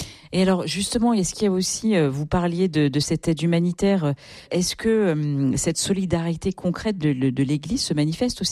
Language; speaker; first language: French; native; French